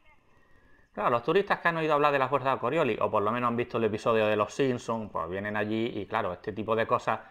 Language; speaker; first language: Spanish; native; Spanish